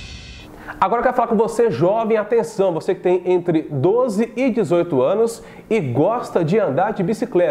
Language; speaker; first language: Portuguese; native; Portuguese